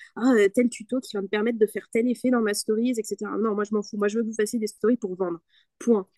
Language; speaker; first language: French; non-native, fluent; Spanish